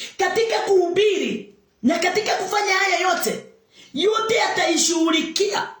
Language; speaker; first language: Swahili; non-native, local second language; Kikuyu